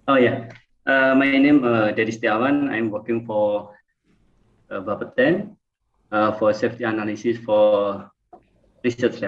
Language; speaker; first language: English; non-native, fluent; Indonesian